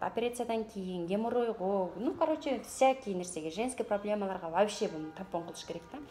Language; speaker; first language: Russian; non-native, local second language; Kyrgyz